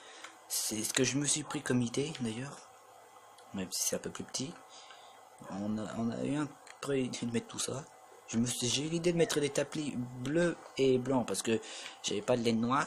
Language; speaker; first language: French; native; French